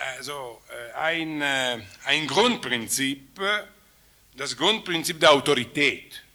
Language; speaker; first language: German; non-native, learner; Italian